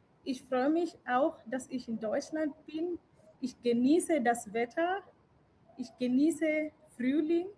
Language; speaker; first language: German; non-native, fluent; Swahili